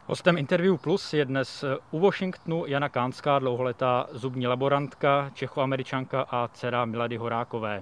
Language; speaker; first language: Czech; native; Czech